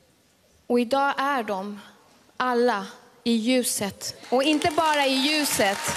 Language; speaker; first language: Swedish; early bilingual, other home language; Spanish